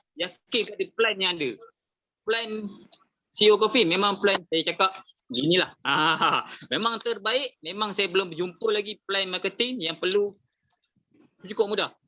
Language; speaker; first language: Malay; native; Malay